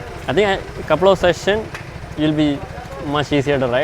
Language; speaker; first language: English; non-native, local second language; Malayalam